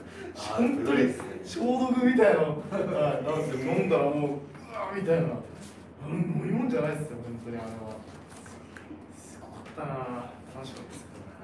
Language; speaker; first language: Japanese; native; Japanese